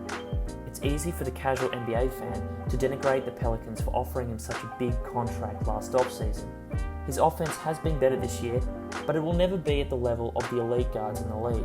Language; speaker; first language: English; native; English